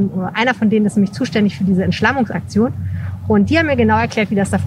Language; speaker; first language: German; native; German